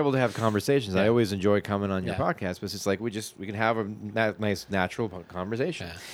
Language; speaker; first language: English; native; English